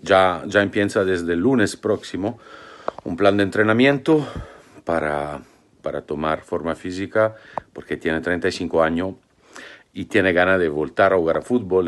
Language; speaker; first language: Spanish; non-native, fluent; Italian